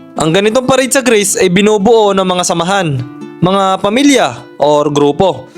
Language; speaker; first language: Filipino; native; Filipino